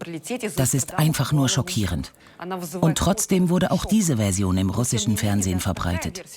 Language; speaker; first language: German; non-native, fluent; Russian